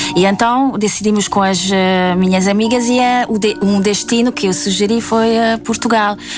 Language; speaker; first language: Portuguese; non-native, fluent; Hungarian